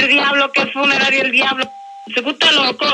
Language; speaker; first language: Spanish; native; Spanish